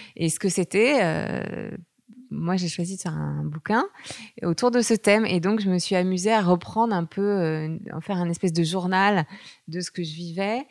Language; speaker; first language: French; native; French